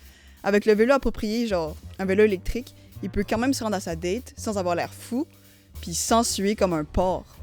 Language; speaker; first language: French; native; French